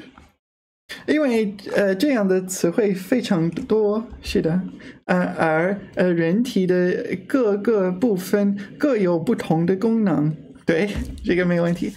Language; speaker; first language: Chinese; non-native, learner; English